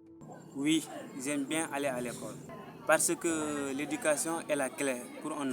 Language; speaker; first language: French; non-native, learner; Mandingo